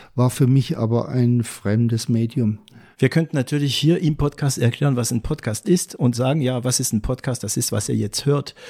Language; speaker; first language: German; non-native, fluent; French